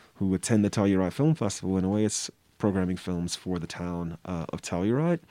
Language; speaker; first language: English; native; English